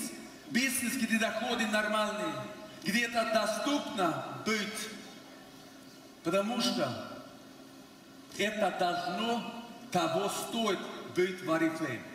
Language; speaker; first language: Russian; non-native, fluent; Swedish